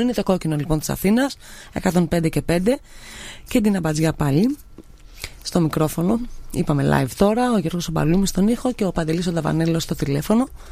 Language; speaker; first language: Greek; native; Greek